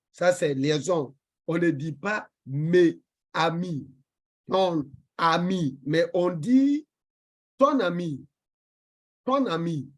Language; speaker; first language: French; non-native, fluent; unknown